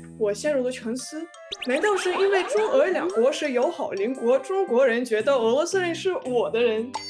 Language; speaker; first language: Chinese; non-native, fluent; Russian